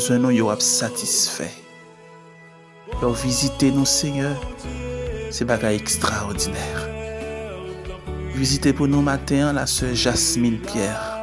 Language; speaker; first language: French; non-native, learner; Haitian Creole